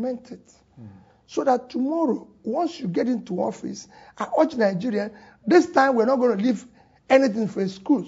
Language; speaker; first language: English; non-native, local second language; Igbo